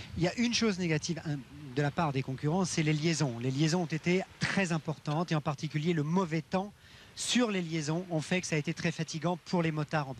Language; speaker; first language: French; native; French